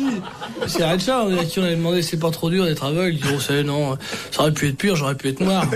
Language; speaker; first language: French; native; French